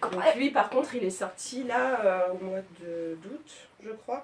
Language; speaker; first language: French; native; French